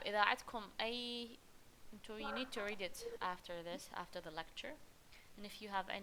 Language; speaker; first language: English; non-native, fluent; Arabic